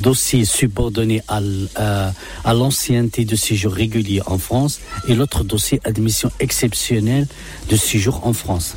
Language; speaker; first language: French; non-native, local second language; Arabic